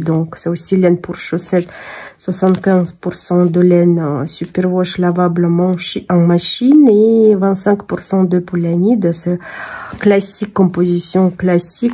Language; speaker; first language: French; non-native, fluent; Russian